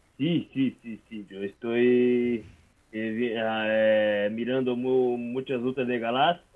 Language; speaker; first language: Spanish; non-native, learner; Portuguese